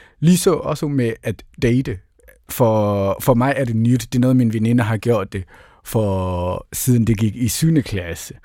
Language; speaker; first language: Danish; early bilingual, other home language; Somali